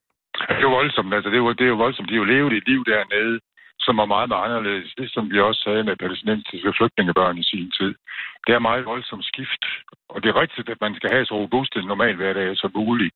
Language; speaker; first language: Danish; native; Danish